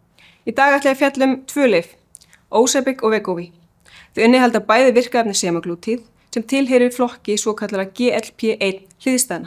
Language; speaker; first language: Icelandic; native; Icelandic